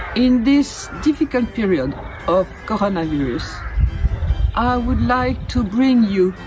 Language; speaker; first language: English; non-native, fluent; French